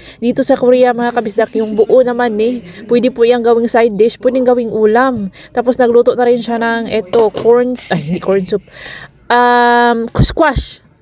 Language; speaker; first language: Filipino; non-native, local second language; Cebuano